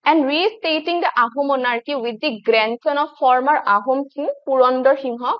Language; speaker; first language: English; non-native, local second language; Assamese